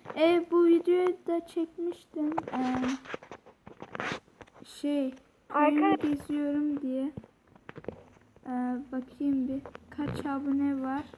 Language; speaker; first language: Turkish; early bilingual, heritage; Turkish